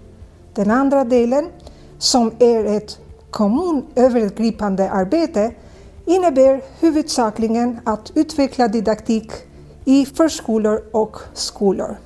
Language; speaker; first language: Swedish; non-native, fluent; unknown